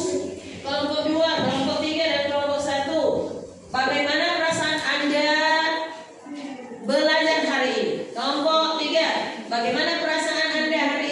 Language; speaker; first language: Indonesian; native; Indonesian